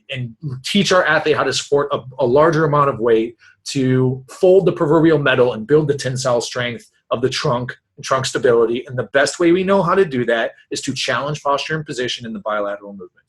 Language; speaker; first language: English; native; English